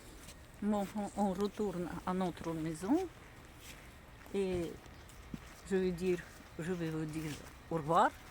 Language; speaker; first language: French; non-native, learner; Russian